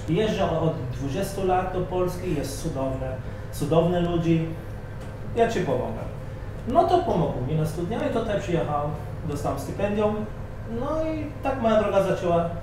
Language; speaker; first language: Polish; non-native, fluent; Arabic